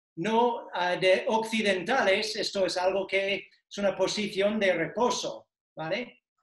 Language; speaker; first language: Spanish; non-native, fluent; English